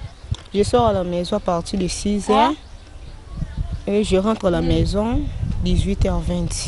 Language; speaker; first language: French; non-native, local second language; Lingala